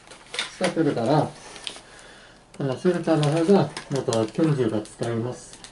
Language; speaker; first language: Japanese; non-native, fluent; English